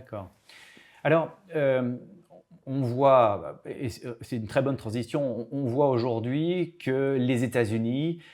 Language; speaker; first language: French; native; French